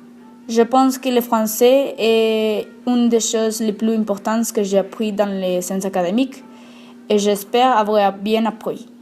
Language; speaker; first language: French; non-native, fluent; Spanish